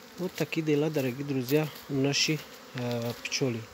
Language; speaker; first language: Russian; non-native, learner; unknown